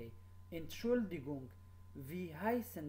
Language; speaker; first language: German; non-native, learner; Central Kurdish